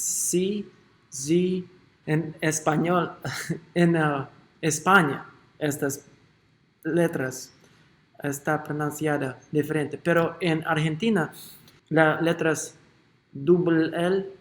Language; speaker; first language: Spanish; non-native, learner; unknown